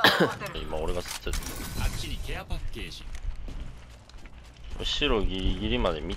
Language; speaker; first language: Japanese; native; Japanese